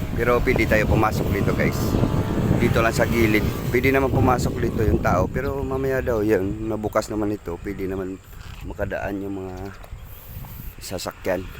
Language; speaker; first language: Filipino; non-native, local second language; Cebuano